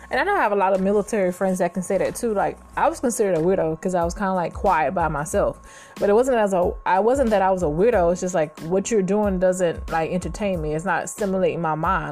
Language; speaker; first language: English; native; English